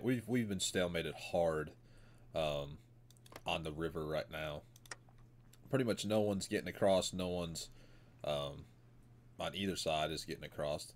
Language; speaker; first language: English; native; English